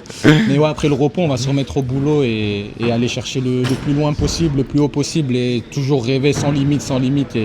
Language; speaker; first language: French; native; French